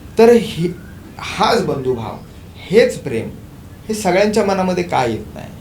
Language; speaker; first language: Marathi; native; Marathi